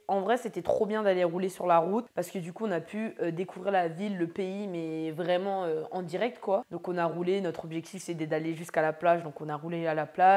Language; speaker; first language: French; native; French